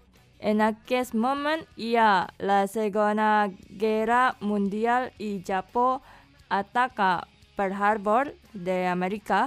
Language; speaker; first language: Catalan; non-native, learner; Indonesian